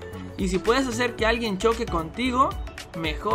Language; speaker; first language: Spanish; native; Spanish